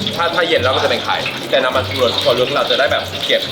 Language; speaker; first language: Thai; non-native, fluent; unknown